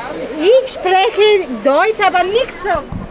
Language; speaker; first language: German; non-native, learner; Italian